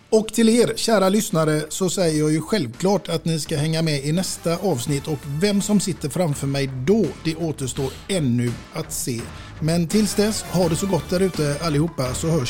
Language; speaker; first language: Swedish; native; Swedish